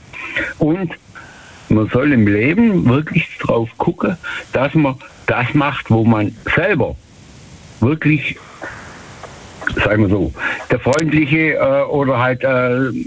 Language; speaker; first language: German; native; German